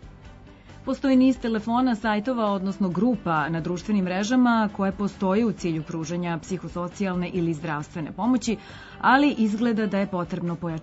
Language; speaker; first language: Serbian; native; Serbian